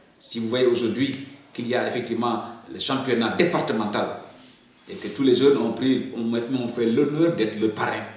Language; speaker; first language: French; non-native, local second language; Wolof